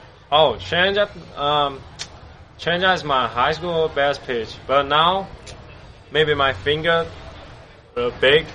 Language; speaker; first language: English; non-native, learner; Chinese